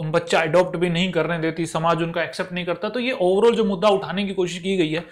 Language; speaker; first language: Hindi; native; Hindi